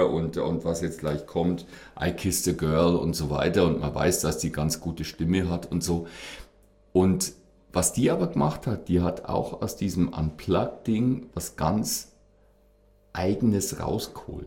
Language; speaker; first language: German; native; German